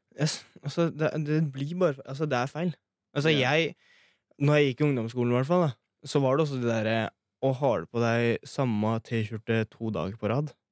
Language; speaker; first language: Norwegian; early bilingual, other home language; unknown